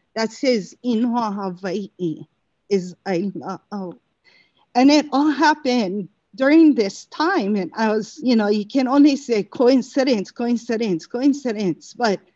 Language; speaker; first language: English; native; English